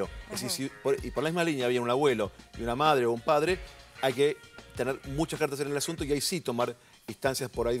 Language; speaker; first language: Spanish; native; Spanish